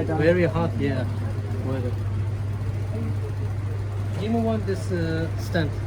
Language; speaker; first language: English; non-native, learner; Turkish